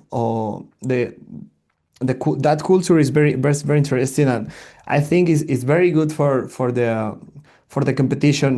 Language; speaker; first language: English; non-native, learner; Spanish